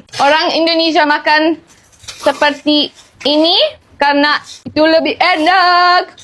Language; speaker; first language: Indonesian; non-native, learner; English